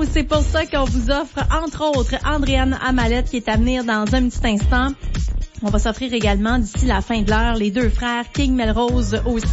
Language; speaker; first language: French; native; French